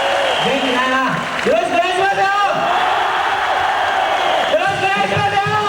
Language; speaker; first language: Japanese; native; Japanese